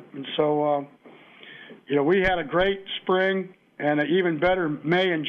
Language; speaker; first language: English; native; English